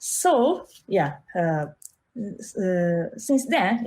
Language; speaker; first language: English; non-native, learner; Japanese